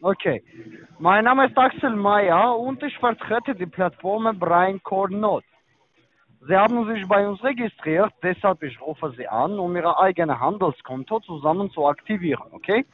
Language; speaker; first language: German; non-native, learner; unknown